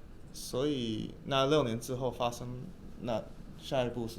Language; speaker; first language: Chinese; early bilingual, heritage; English